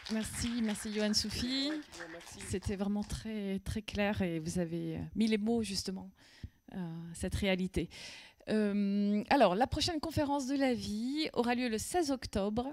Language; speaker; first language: French; native; French